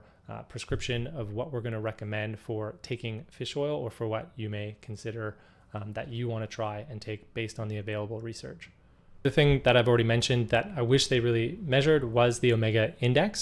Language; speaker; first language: English; native; English